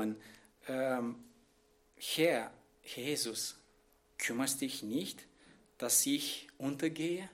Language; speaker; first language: German; non-native, fluent; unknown